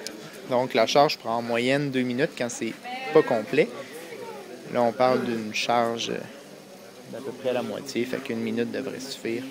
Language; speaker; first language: French; native; French